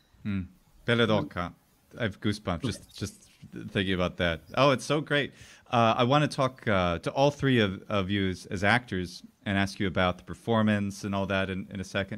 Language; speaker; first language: English; native; English